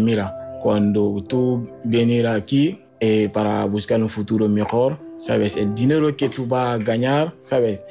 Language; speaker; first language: Spanish; non-native, learner; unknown